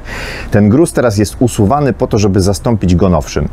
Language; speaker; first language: Polish; native; Polish